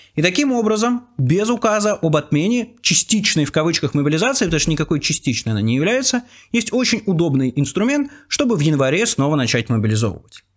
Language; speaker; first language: Russian; native; Russian